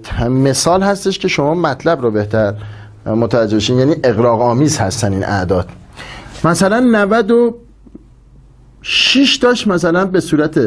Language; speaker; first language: Persian; native; Persian